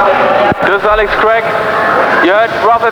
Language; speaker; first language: German; native; German